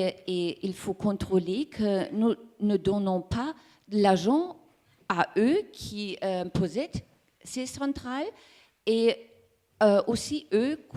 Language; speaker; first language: French; non-native, learner; German